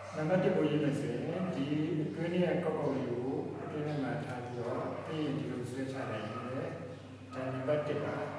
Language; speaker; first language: Burmese; native; Burmese